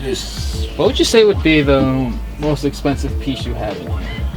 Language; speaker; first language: English; native; English